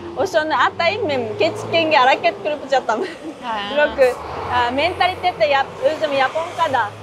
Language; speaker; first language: Kyrgyz; non-native, fluent; Japanese